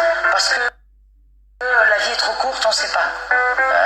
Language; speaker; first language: French; native; French